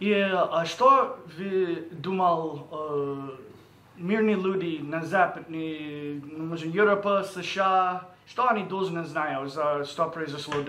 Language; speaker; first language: Russian; non-native, learner; English